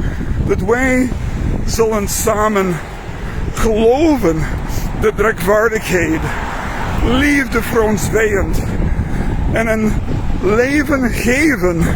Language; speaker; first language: Dutch; non-native, fluent; English